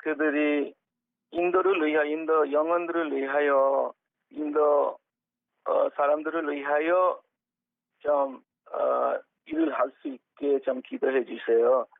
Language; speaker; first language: Korean; non-native, fluent; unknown